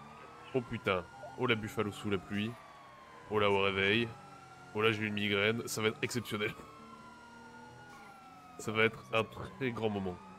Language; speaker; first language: French; native; French